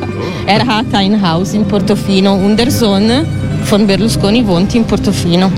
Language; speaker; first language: German; non-native, learner; Italian